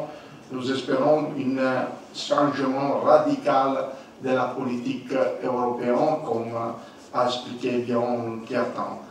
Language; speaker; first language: French; non-native, learner; Italian